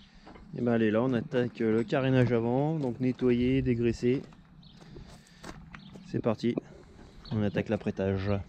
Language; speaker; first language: French; native; French